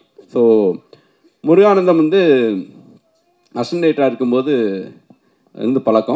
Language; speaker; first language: Tamil; native; Tamil